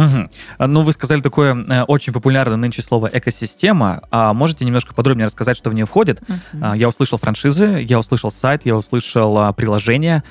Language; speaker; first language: Russian; native; Russian